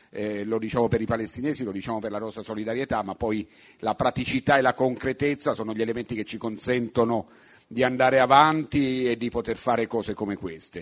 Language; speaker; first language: Italian; native; Italian